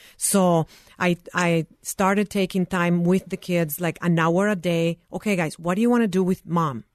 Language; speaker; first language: English; non-native, fluent; Spanish